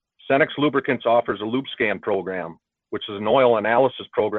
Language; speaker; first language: English; native; English